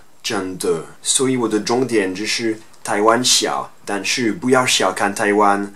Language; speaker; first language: Chinese; non-native, fluent; French